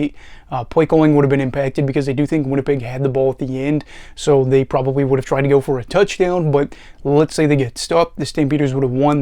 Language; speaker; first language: English; native; English